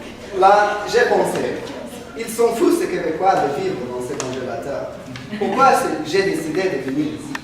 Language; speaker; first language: French; non-native, learner; Spanish